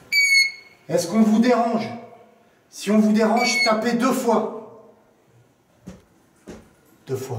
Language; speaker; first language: French; native; French